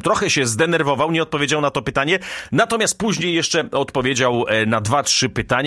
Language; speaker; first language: Polish; native; Polish